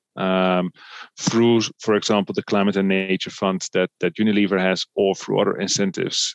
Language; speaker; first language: English; non-native, fluent; Dutch